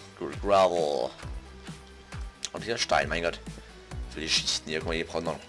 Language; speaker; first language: German; native; German